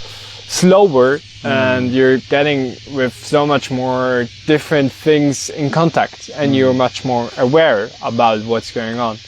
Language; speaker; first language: English; non-native, fluent; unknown